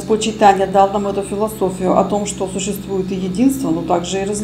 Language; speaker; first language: Russian; native; Russian